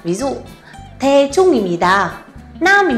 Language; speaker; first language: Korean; non-native, fluent; Vietnamese